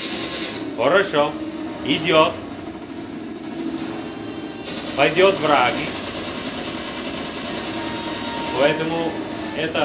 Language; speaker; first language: Russian; non-native, learner; English